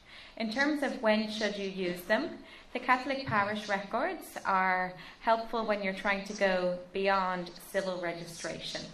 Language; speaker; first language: English; native; English